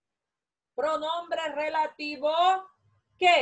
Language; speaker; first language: Spanish; non-native, fluent; Portuguese